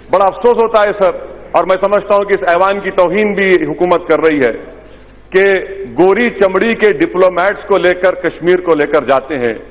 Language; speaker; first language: Urdu; native; Urdu